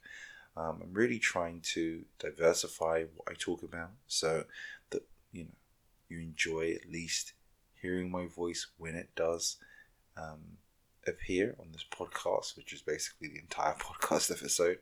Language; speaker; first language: English; native; English